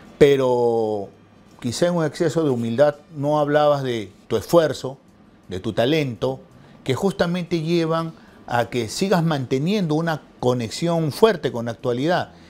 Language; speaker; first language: Spanish; native; Spanish